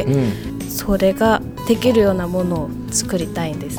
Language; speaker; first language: Japanese; non-native, fluent; Korean